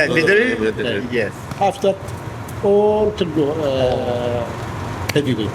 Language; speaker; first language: English; non-native, learner; Arabic